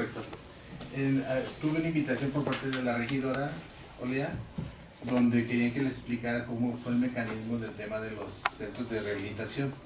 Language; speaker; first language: Spanish; native; Spanish